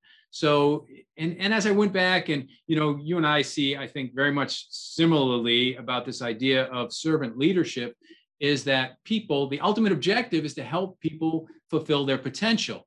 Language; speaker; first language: English; native; English